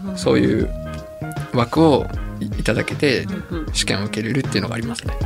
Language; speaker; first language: Japanese; native; Japanese